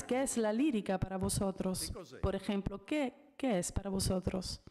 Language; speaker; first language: Spanish; non-native, fluent; Italian